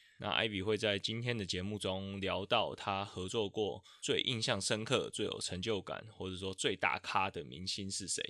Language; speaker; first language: Chinese; native; Chinese